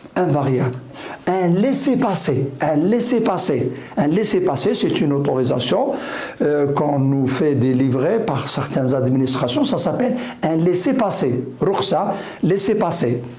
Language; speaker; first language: French; non-native, local second language; Arabic